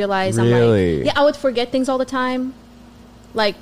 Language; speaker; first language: English; non-native, fluent; Portuguese